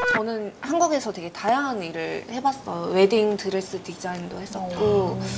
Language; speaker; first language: Korean; non-native, fluent; Mongolian